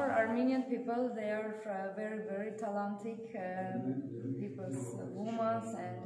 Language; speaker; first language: English; non-native, learner; Armenian